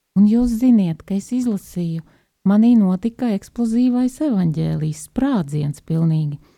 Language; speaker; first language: Latvian; native; Latvian